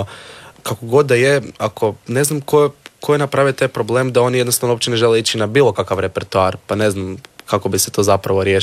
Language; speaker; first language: Serbian; native; Serbian